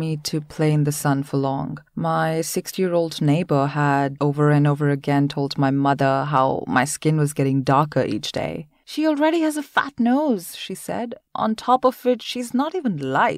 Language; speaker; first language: English; non-native, local second language; Hindi